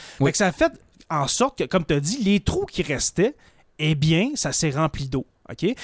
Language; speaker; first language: French; native; French